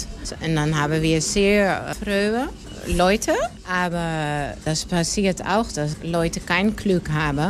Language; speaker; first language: German; non-native, learner; Dutch